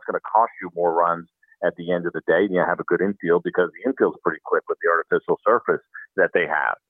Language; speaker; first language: English; native; English